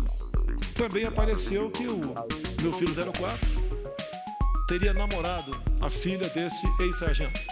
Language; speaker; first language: Portuguese; native; Portuguese